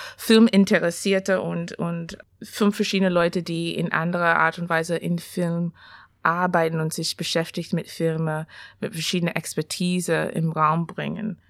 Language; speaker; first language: German; non-native, fluent; English